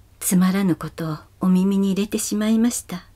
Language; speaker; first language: Japanese; native; Japanese